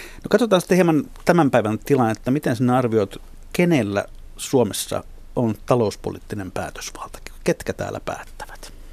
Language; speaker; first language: Finnish; native; Finnish